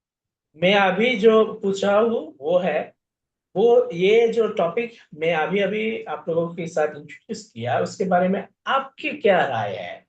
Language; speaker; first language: Hindi; non-native, fluent; Bangla